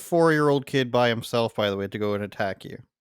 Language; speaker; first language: English; native; English